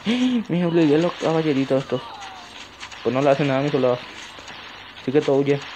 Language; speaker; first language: Spanish; native; Spanish